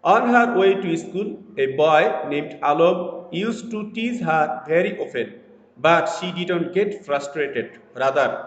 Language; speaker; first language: English; non-native, local second language; Bangla